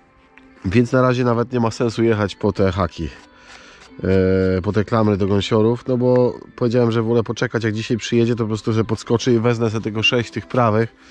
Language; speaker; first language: Polish; native; Polish